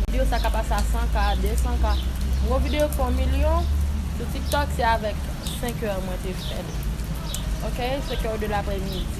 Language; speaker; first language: French; non-native, learner; Haitian Creole